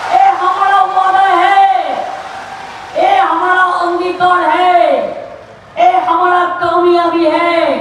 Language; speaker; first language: Hindi; non-native, local second language; Bangla